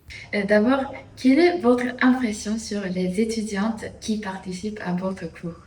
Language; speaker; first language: French; non-native, learner; Japanese